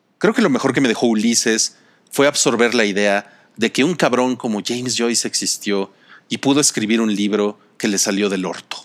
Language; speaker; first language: Spanish; native; Spanish